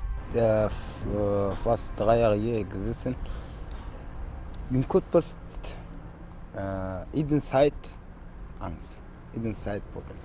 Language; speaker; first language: German; non-native, learner; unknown